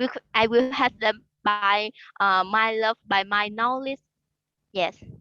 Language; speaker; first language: English; non-native, learner; Khmer